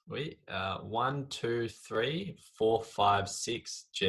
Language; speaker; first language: French; non-native, fluent; English